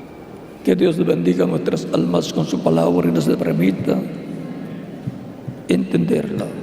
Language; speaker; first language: Spanish; native; Spanish